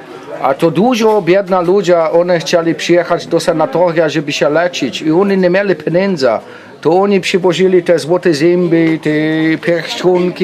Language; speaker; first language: Polish; non-native, learner; German